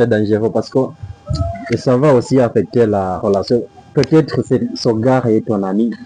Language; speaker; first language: French; non-native, learner; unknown